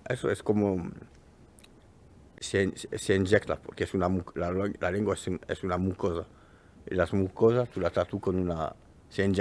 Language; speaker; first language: Spanish; non-native, learner; French